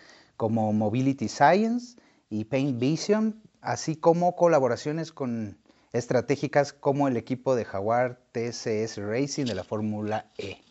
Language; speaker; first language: Spanish; native; Spanish